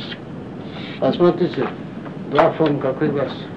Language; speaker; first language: Russian; non-native, learner; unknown